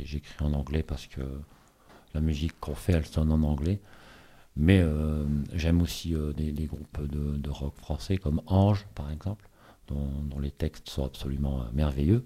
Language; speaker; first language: French; native; French